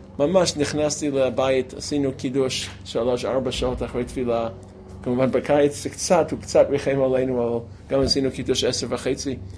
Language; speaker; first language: Hebrew; non-native, fluent; English